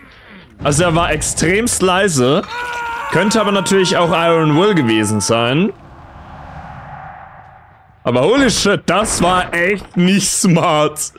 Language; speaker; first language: German; native; German